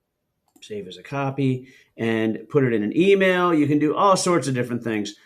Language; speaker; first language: English; native; English